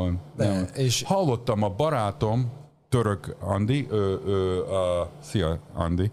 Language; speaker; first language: Hungarian; early bilingual, heritage; Hungarian